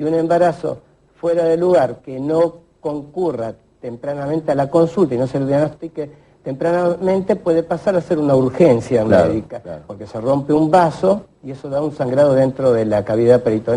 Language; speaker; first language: Spanish; native; Spanish